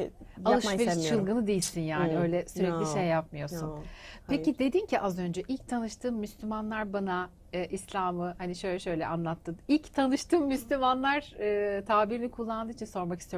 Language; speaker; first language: Turkish; native; Turkish